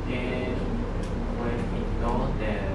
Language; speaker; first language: Spanish; non-native, learner; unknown